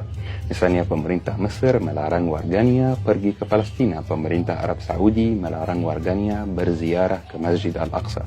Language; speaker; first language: Indonesian; non-native, fluent; Arabic